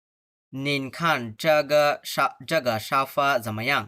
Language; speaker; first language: Chinese; non-native, fluent; Bangla